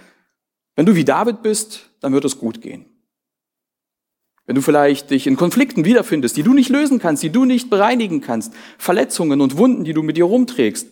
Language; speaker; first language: German; native; German